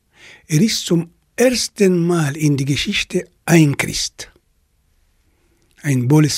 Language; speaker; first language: German; non-native, fluent; Arabic